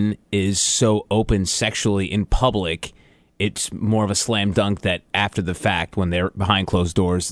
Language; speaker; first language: English; native; English